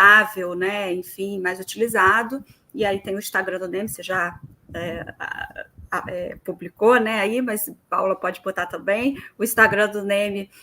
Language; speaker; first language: Portuguese; native; Portuguese